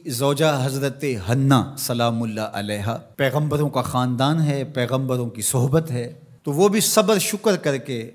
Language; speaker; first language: Urdu; non-native, local second language; Punjabi